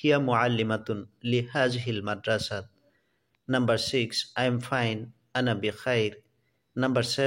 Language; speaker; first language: Arabic; non-native, fluent; Assamese